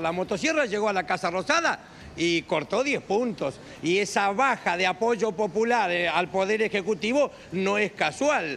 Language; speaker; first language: Spanish; native; Spanish